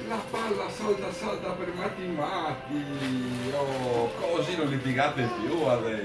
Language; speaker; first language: Italian; native; Italian